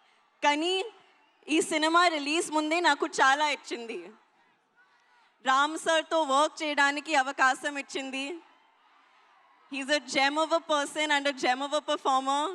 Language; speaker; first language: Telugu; non-native, learner; Hindi